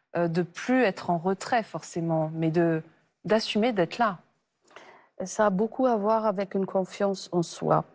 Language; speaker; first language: French; non-native, fluent; German